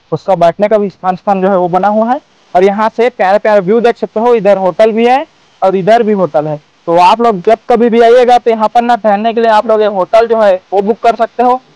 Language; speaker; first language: Hindi; native; Hindi